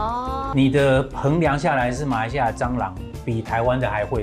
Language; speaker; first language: Chinese; native; Chinese